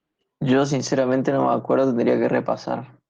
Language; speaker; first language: Spanish; native; Spanish